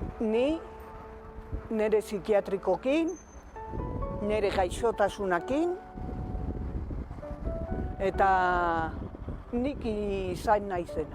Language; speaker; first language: Basque; non-native, local second language; Spanish